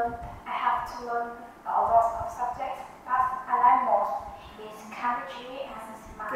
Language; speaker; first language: English; non-native, learner; Vietnamese